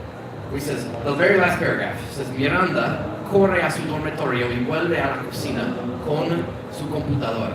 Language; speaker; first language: Spanish; non-native, fluent; English